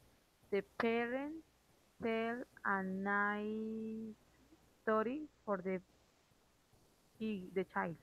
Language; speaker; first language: English; non-native, learner; Spanish